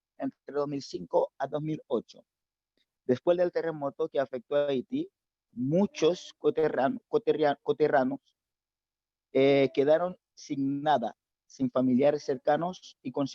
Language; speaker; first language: Spanish; non-native, fluent; Haitian Creole